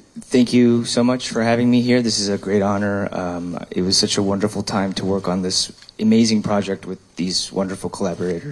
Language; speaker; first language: English; early bilingual, other home language; Korean